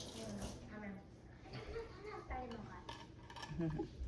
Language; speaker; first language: Korean; early bilingual, other home language; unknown